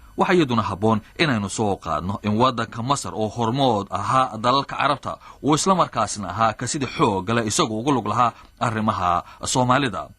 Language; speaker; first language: Somali; native; Somali